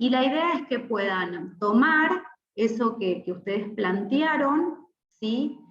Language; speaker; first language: Spanish; native; Spanish